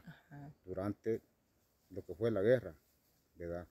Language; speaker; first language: Spanish; native; Spanish